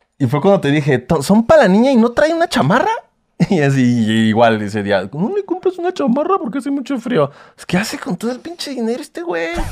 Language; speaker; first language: Spanish; native; Spanish